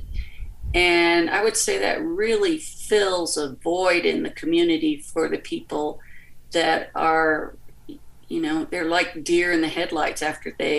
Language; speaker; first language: English; native; English